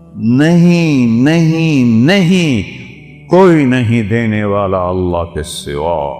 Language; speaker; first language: Urdu; non-native, local second language; Saraiki